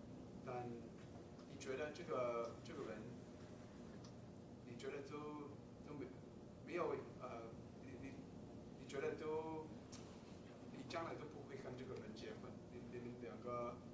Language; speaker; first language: Chinese; early bilingual, heritage; Chinese